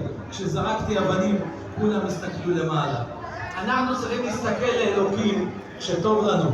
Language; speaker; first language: Hebrew; native; Hebrew